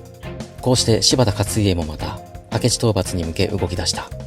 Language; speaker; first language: Japanese; native; Japanese